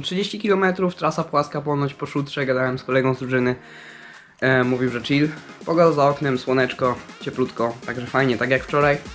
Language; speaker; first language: Polish; native; Polish